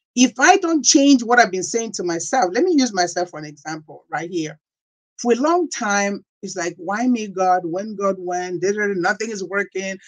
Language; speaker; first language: English; non-native, local second language; Igbo